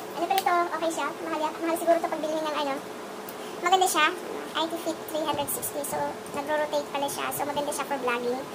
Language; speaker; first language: Filipino; non-native, local second language; Cebuano